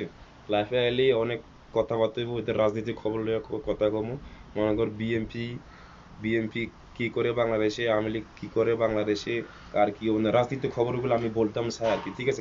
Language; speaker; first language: Bangla; non-native, fluent; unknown